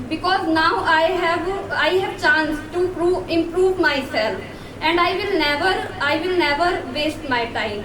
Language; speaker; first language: English; non-native, learner; Hindi